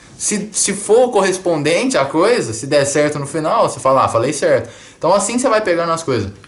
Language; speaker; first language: Portuguese; native; Portuguese